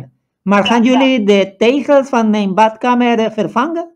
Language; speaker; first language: Dutch; non-native, fluent; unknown